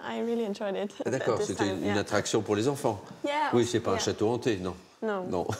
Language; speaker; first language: French; native; French